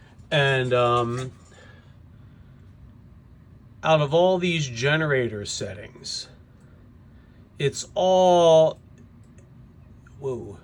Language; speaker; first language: English; native; English